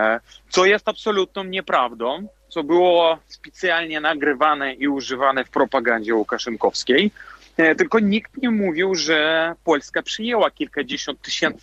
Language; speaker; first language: Polish; non-native, fluent; Belarusian